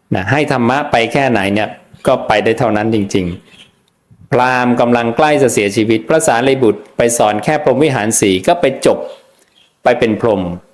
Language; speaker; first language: Thai; native; Thai